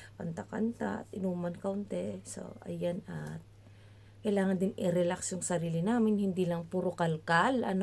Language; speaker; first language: Filipino; native; Filipino